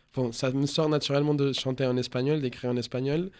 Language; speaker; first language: French; non-native, fluent; Spanish